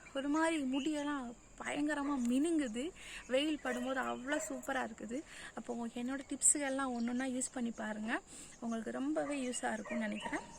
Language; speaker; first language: Tamil; non-native, local second language; Malayalam